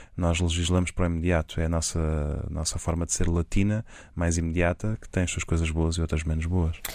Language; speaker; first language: Portuguese; native; Portuguese